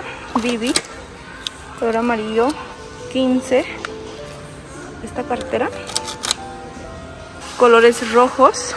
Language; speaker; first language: Spanish; native; Spanish